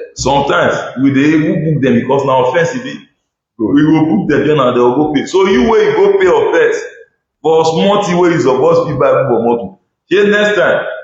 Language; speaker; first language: Nigerian Pidgin; non-native, local second language; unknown